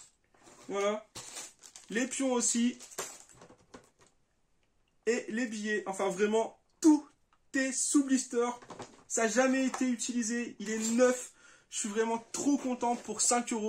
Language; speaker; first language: French; native; French